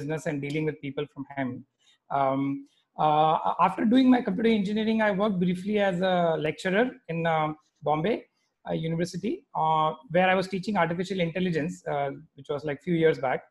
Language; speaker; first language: English; non-native, local second language; Hindi